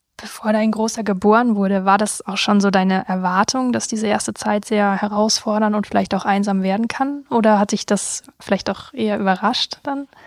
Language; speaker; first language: German; native; German